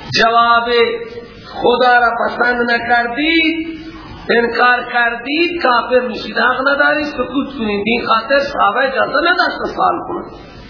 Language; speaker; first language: Persian; non-native, local second language; Baluchi